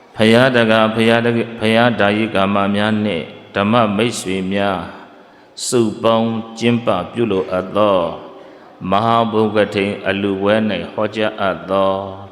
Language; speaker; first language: Burmese; native; Burmese